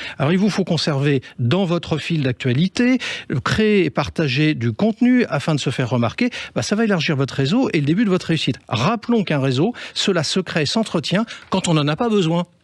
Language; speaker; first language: French; native; French